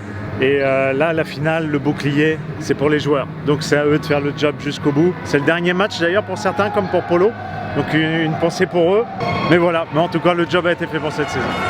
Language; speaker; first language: French; native; French